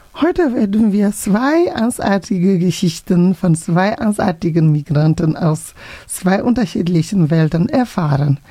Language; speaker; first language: German; non-native, fluent; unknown